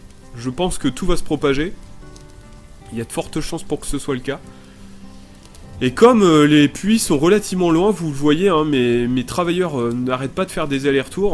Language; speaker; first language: French; native; French